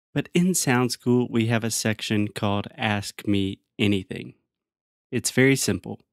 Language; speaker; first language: English; native; English